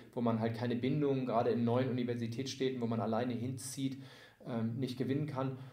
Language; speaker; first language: German; native; German